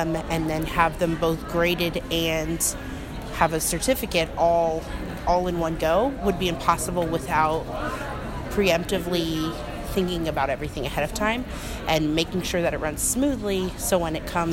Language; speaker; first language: English; native; English